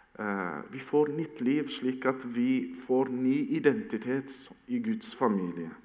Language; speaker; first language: Norwegian; non-native, fluent; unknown